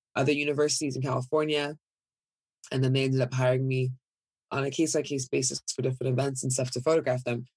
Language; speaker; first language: English; early bilingual, other home language; Yoruba